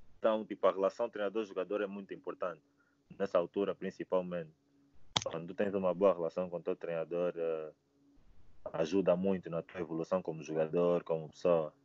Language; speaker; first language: Portuguese; native; Portuguese